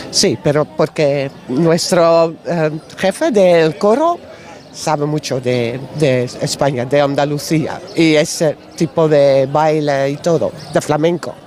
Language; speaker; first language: Spanish; non-native, learner; Dutch